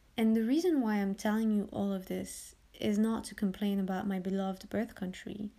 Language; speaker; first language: English; early bilingual, heritage; French